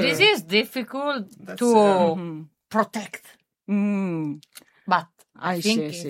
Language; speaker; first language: English; non-native, learner; Italian